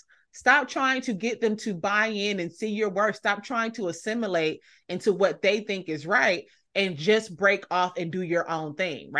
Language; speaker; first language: English; native; English